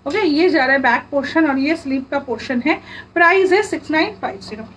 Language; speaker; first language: Hindi; non-native, local second language; Bangla